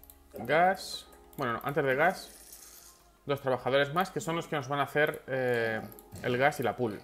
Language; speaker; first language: Spanish; native; Spanish